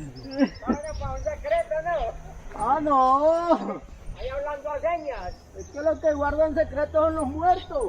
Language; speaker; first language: Spanish; native; Spanish